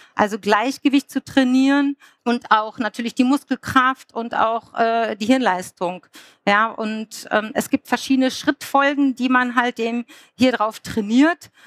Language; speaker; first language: German; native; German